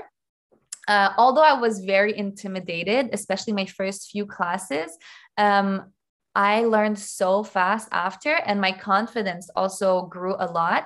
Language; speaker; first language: English; non-native, fluent; French